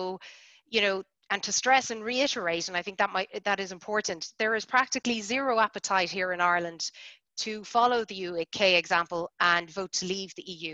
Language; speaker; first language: English; native; English